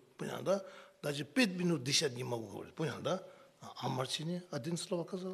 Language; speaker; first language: Russian; non-native, learner; Tibetan